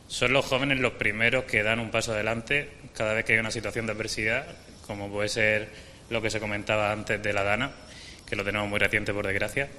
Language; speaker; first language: Spanish; native; Spanish